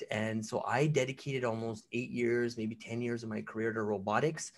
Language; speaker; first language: English; native; English